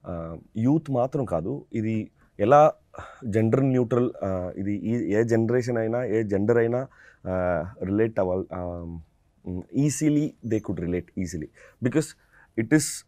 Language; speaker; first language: Telugu; non-native, local second language; Tamil